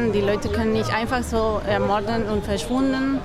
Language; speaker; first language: German; non-native, learner; Spanish